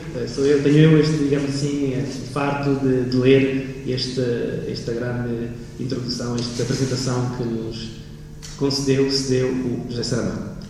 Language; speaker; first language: Portuguese; non-native, fluent; Italian